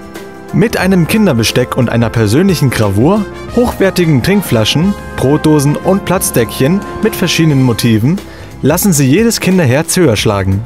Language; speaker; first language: German; native; German